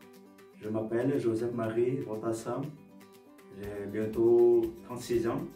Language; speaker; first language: French; non-native, fluent; Vietnamese